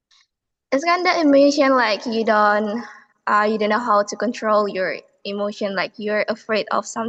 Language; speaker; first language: English; non-native, fluent; Indonesian